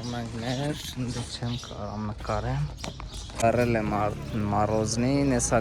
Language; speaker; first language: Armenian; non-native, learner; Hindi